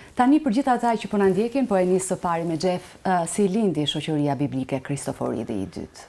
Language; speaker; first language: Albanian; native; Albanian